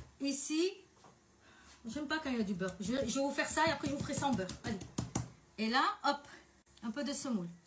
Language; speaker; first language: French; early bilingual, other home language; Arabic